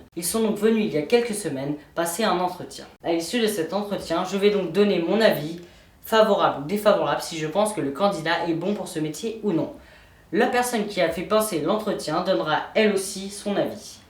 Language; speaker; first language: French; native; French